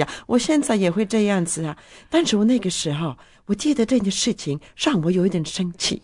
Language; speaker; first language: Chinese; non-native, fluent; Norwegian